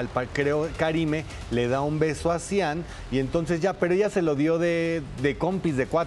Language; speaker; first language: Spanish; native; Spanish